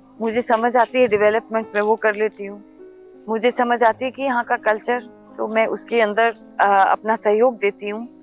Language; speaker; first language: Hindi; native; Hindi